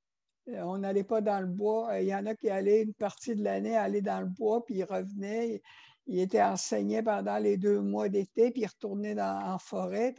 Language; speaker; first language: French; non-native, local second language; Innu-aimun